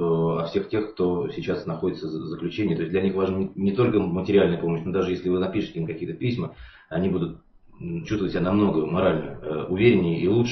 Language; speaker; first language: Russian; native; Russian